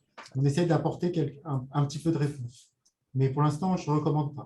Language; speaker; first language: French; native; French